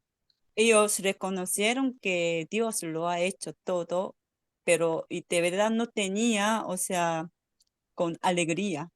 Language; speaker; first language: Spanish; non-native, fluent; Korean